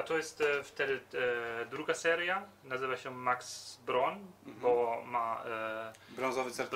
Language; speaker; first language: Polish; early bilingual, heritage; Polish